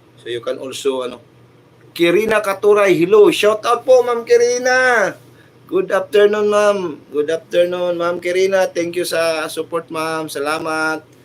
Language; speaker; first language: Filipino; non-native, local second language; Cebuano